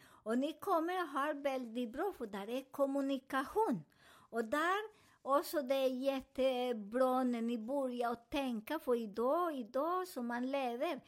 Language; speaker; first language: Swedish; non-native, fluent; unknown